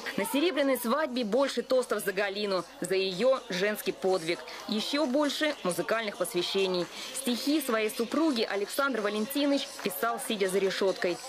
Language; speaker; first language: Russian; native; Russian